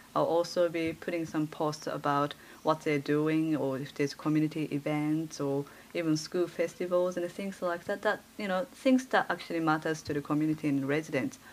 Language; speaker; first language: English; early bilingual, other home language; Japanese